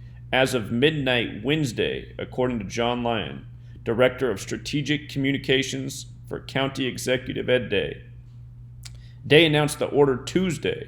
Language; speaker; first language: English; native; English